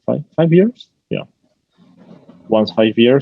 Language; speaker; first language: English; non-native, fluent; Spanish